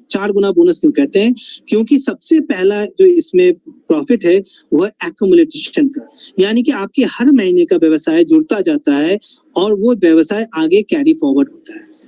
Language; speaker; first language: Hindi; non-native, local second language; Bangla